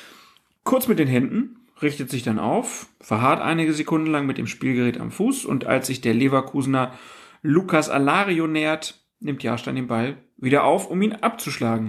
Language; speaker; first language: German; native; German